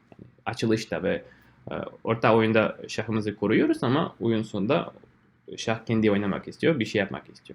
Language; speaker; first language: Turkish; non-native, fluent; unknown